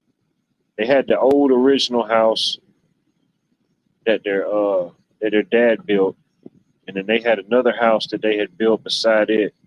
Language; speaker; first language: English; native; English